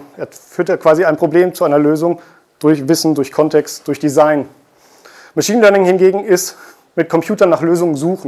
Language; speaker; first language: German; native; German